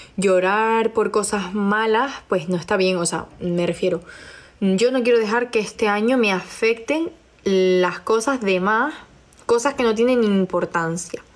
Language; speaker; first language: Spanish; native; Spanish